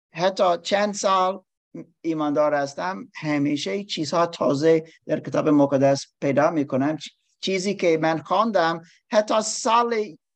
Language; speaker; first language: Persian; non-native, learner; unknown